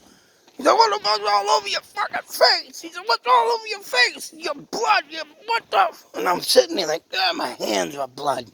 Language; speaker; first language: English; native; English